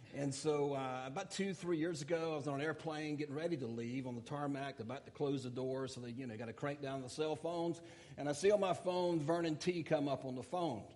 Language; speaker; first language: English; native; English